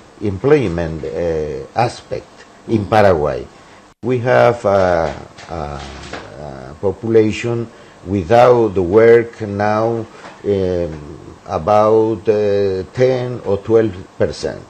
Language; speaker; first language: English; non-native, learner; Spanish